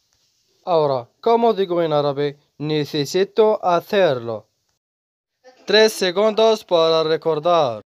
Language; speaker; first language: Spanish; non-native, fluent; Arabic